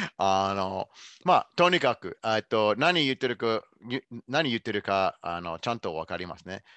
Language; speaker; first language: Japanese; non-native, fluent; English